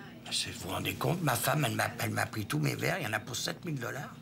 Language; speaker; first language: French; native; French